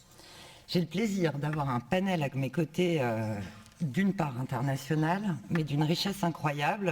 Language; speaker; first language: French; native; French